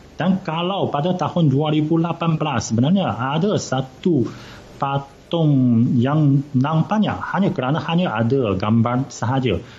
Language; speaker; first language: Malay; non-native, fluent; Chinese